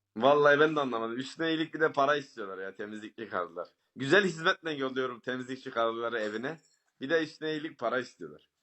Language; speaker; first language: Turkish; native; Turkish